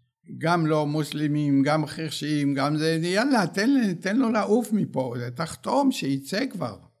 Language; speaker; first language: Hebrew; early bilingual, other home language; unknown